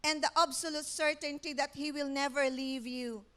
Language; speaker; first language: English; non-native, local second language; Filipino